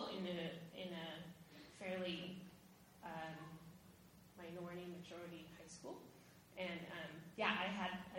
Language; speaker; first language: English; native; English